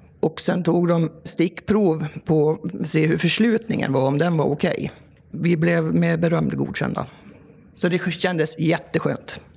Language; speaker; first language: Swedish; native; Swedish